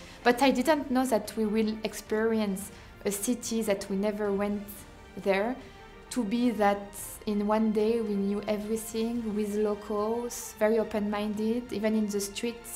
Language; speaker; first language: English; non-native, fluent; French